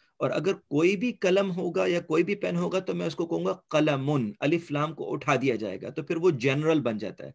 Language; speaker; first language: Urdu; early bilingual, heritage; Urdu